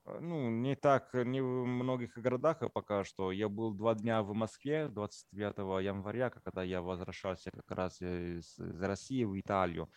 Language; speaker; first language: Russian; non-native, fluent; Italian